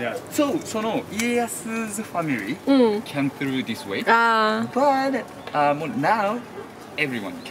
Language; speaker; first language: English; non-native, learner; Japanese